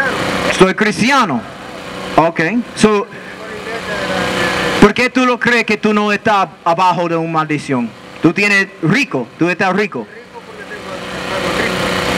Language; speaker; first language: Spanish; non-native, learner; English